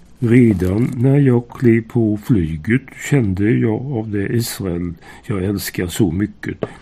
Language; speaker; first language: Swedish; native; Swedish